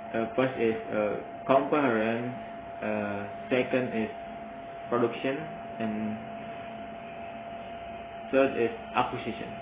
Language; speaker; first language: English; non-native, learner; Indonesian